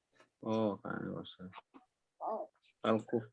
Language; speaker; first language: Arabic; non-native, learner; Indonesian